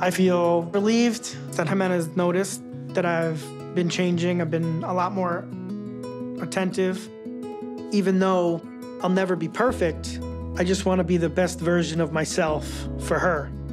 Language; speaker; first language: English; native; English